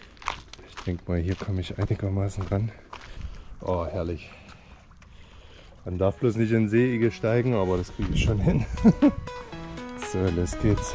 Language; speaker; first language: German; native; German